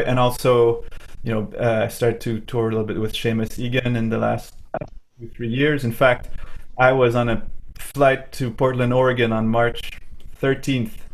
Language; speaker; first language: English; non-native, fluent; French